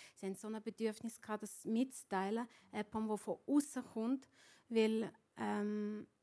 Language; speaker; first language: German; non-native, fluent; Ukrainian